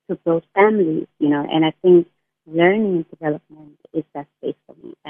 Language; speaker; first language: English; non-native, local second language; Xhosa